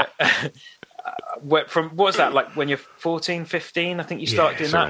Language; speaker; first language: English; native; English